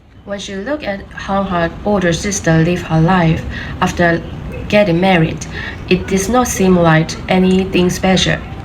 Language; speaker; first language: English; non-native, learner; Burmese